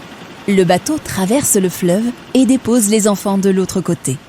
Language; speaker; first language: French; native; French